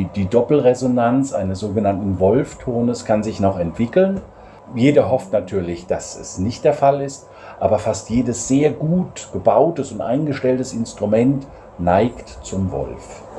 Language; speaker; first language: German; native; German